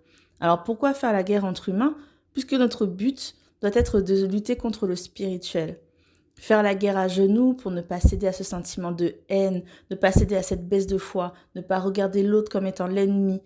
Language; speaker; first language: French; native; French